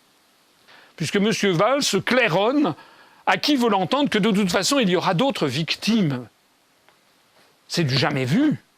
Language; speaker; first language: French; native; French